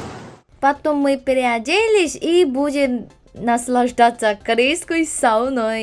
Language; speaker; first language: Russian; non-native, fluent; Korean